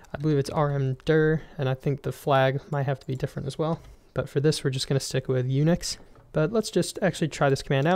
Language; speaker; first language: English; native; English